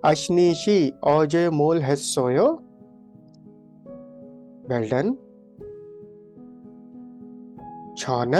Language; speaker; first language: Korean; non-native, fluent; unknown